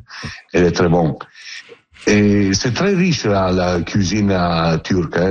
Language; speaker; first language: French; non-native, learner; Italian